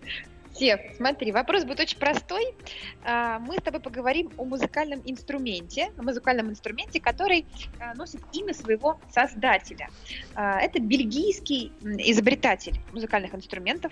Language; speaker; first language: Russian; native; Russian